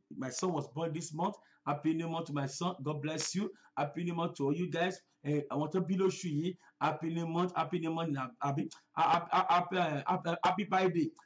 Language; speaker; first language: English; non-native, local second language; Yoruba